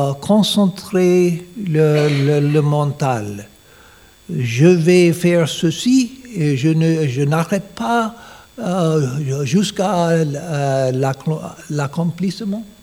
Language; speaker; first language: French; non-native, learner; English